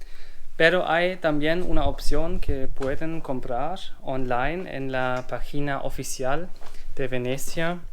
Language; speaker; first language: Spanish; non-native, learner; German